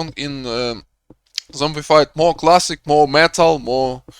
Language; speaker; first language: English; non-native, learner; Russian